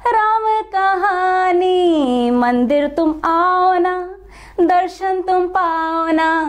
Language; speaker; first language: Hindi; native; Hindi